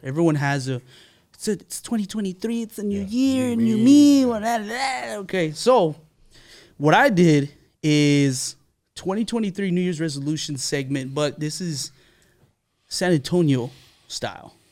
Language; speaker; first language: English; early bilingual, other home language; Spanish